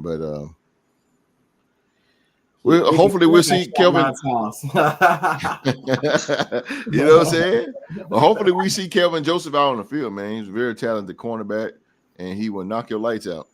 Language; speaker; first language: English; native; English